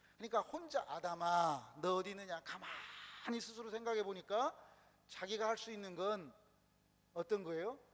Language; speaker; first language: Korean; native; Korean